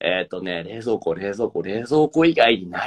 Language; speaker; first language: Japanese; native; Japanese